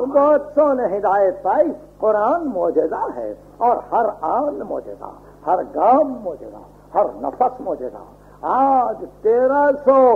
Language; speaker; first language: Urdu; native; Urdu